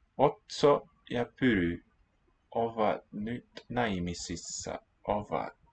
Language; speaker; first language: Finnish; non-native, learner; English